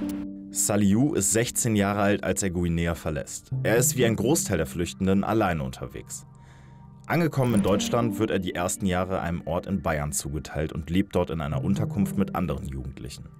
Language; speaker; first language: German; native; German